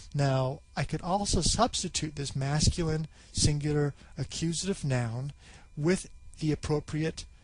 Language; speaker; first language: English; native; English